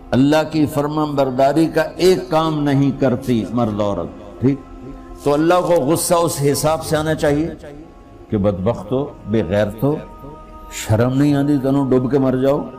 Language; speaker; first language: Urdu; non-native, local second language; Punjabi